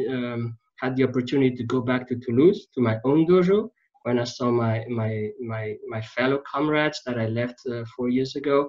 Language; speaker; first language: English; non-native, fluent; French